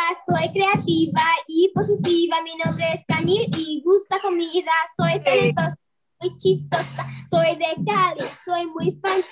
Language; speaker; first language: Spanish; non-native, learner; English